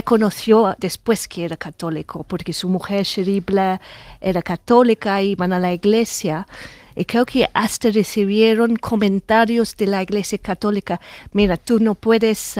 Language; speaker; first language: Spanish; non-native, fluent; English